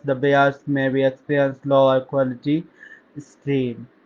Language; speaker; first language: English; non-native, local second language; Sylheti